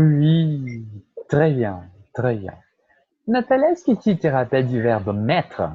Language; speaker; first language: French; non-native, fluent; Portuguese